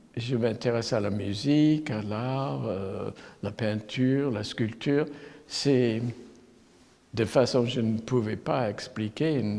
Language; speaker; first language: French; non-native, fluent; English